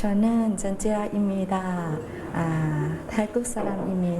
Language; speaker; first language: Korean; non-native, learner; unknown